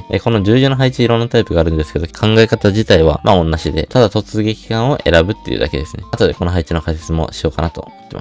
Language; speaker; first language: Japanese; native; Japanese